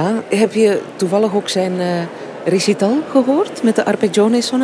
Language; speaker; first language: Dutch; native; Dutch